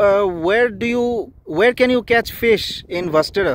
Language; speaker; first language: English; non-native, fluent; Bangla